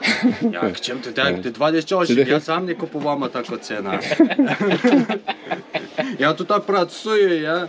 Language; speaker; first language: Polish; non-native, learner; Turkish